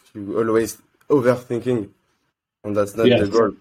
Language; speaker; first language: English; non-native, learner; French